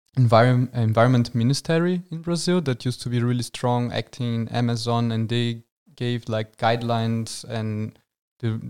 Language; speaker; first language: English; non-native, fluent; Portuguese